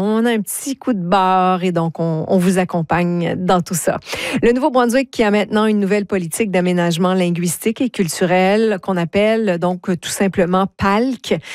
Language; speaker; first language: French; native; French